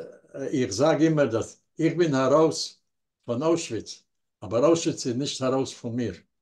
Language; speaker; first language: German; non-native, learner; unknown